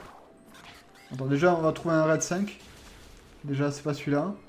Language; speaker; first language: French; native; French